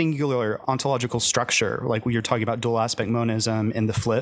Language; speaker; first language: English; native; English